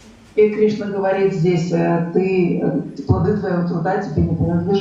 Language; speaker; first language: Russian; native; Russian